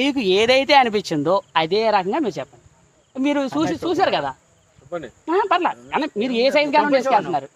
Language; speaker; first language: Telugu; native; Telugu